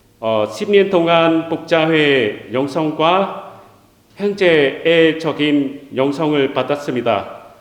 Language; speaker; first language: Korean; non-native, learner; Vietnamese